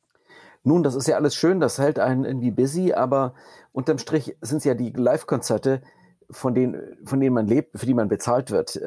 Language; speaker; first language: German; native; German